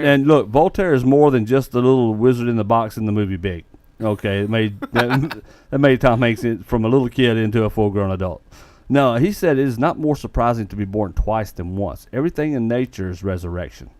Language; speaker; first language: English; native; English